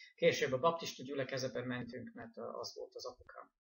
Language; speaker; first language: Hungarian; non-native, fluent; English